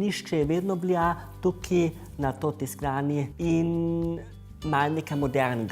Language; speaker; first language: Slovenian; early bilingual, heritage; Slovenian